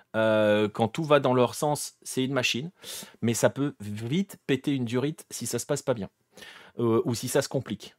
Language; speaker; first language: French; native; French